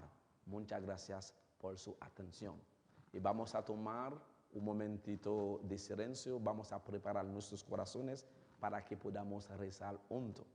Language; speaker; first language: Spanish; non-native, fluent; Haitian Creole